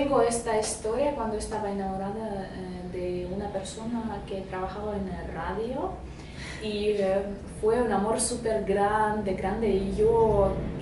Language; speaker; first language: Spanish; non-native, fluent; Russian